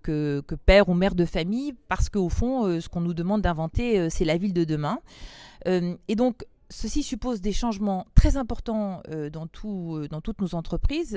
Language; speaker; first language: French; native; French